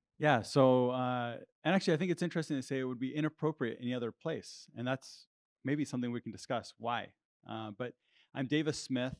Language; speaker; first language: English; early bilingual, heritage; English